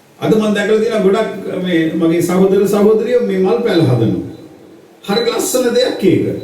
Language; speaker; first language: Sinhala; native; Sinhala